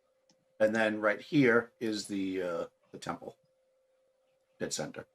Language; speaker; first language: English; native; English